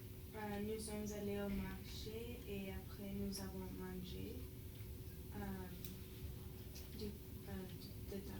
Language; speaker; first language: French; non-native, learner; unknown